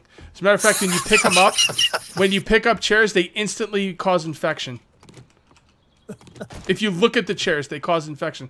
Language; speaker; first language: English; native; English